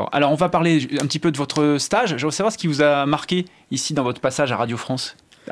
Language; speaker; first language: French; native; French